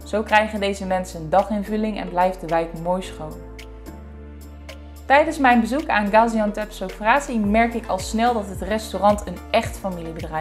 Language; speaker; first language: Dutch; native; Dutch